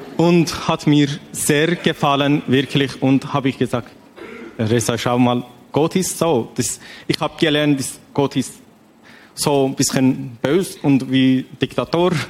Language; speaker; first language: German; non-native, learner; Persian